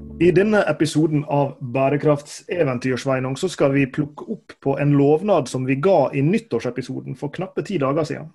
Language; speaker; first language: Norwegian; native; Norwegian